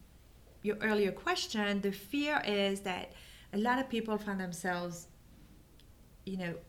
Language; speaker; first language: English; non-native, fluent; French